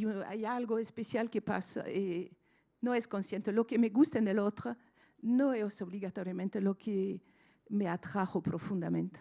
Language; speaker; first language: Spanish; non-native, fluent; French